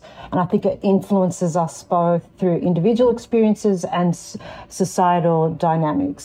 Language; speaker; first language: English; native; English